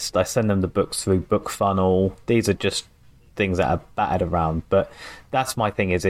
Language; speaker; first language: English; native; English